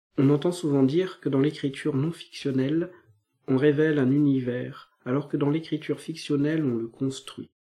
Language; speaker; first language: French; native; French